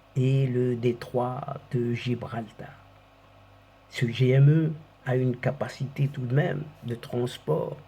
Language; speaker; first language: French; non-native, local second language; Arabic